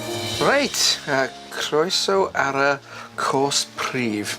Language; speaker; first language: Welsh; non-native, learner; English